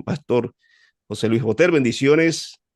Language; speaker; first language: Spanish; native; Spanish